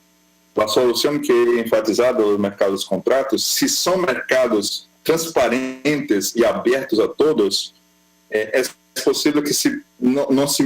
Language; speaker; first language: Spanish; non-native, fluent; Portuguese